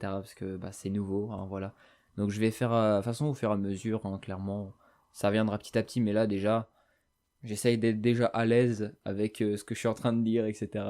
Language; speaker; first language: French; native; French